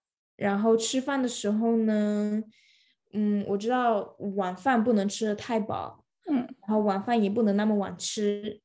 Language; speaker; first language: Chinese; early bilingual, other home language; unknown